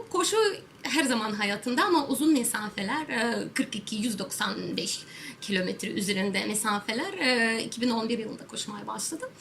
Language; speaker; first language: Turkish; non-native, fluent; Russian